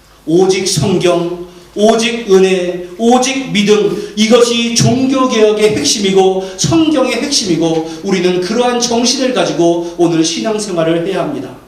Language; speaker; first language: Korean; native; Korean